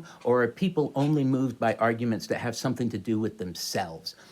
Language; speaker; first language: English; native; English